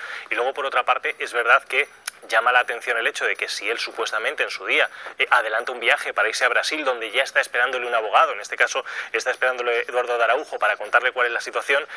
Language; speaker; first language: Spanish; native; Spanish